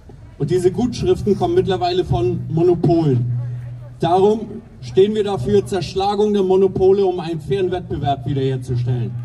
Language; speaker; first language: German; native; German